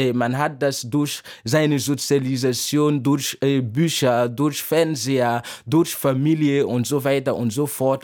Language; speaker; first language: German; non-native, fluent; Mossi